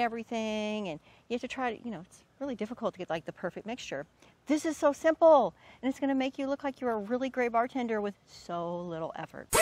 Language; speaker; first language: English; native; English